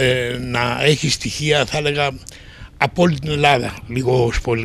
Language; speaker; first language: Greek; native; Greek